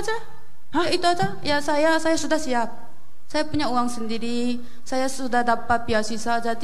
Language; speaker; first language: Indonesian; non-native, fluent; Korean